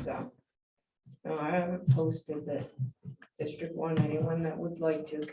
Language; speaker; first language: English; native; English